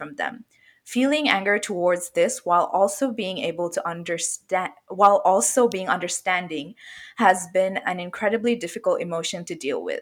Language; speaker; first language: English; non-native, local second language; Bangla